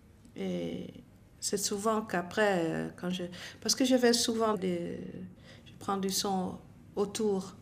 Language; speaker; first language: French; non-native, fluent; Dutch